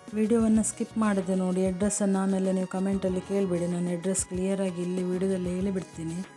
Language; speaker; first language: Kannada; non-native, local second language; Konkani